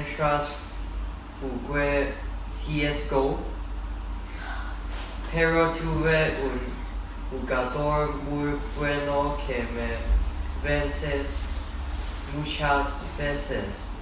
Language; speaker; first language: Spanish; non-native, learner; English